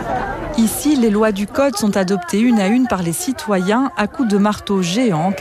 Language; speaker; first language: French; native; French